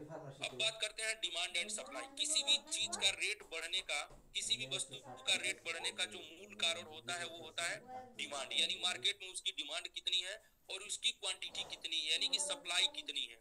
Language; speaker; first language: Hindi; native; Hindi